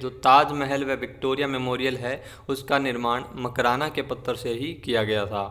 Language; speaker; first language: Hindi; native; Hindi